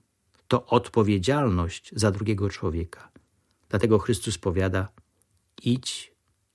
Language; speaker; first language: Polish; native; Polish